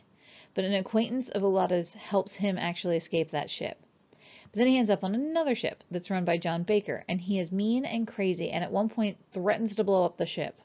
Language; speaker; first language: English; native; English